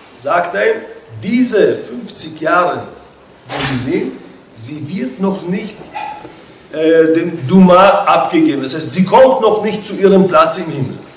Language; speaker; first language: German; non-native, fluent; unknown